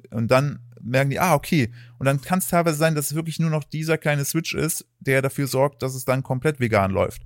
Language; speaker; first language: German; native; German